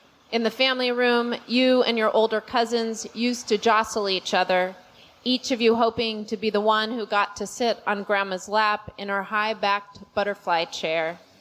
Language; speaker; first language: English; native; English